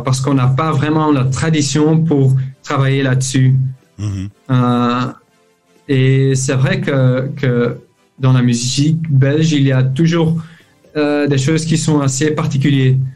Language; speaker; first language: French; non-native, local second language; Dutch